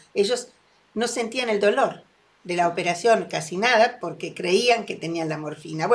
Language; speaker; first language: Spanish; native; Spanish